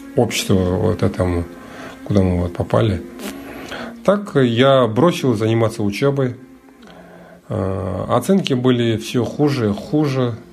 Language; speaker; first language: Russian; early bilingual, other home language; Mongolian